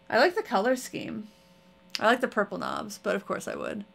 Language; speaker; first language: English; native; English